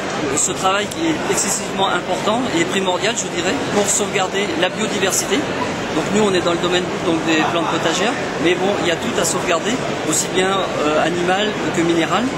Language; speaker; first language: French; native; French